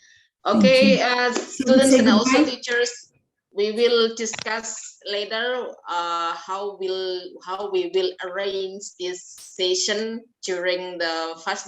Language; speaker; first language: English; non-native, fluent; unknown